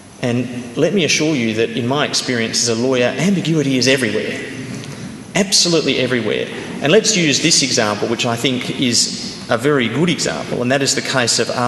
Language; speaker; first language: English; native; English